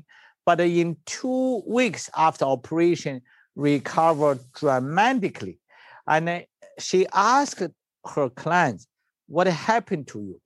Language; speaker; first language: English; non-native, learner; Chinese